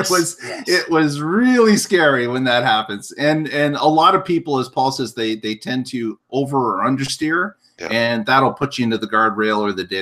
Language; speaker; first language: English; native; English